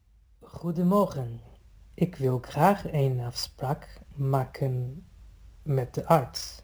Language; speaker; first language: Dutch; non-native, learner; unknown